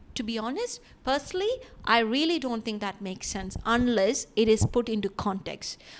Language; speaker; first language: English; non-native, local second language; Malayalam